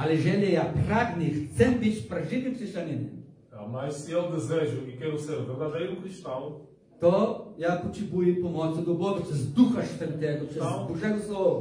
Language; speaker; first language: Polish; non-native, learner; Portuguese